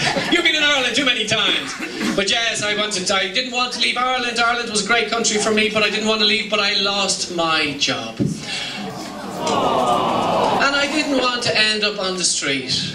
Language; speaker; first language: English; native; English